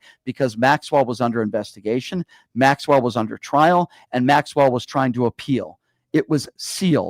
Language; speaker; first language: English; native; English